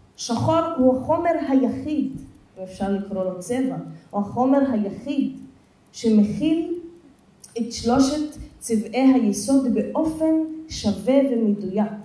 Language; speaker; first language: Hebrew; non-native, local second language; Arabic